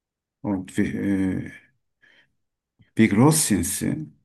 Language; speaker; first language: German; non-native, learner; Turkish